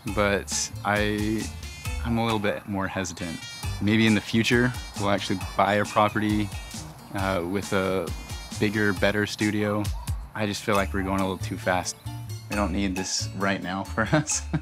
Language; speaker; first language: English; native; English